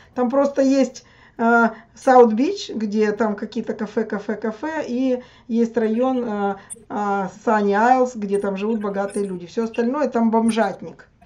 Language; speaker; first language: Russian; native; Russian